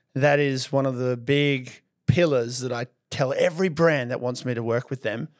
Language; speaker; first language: English; native; English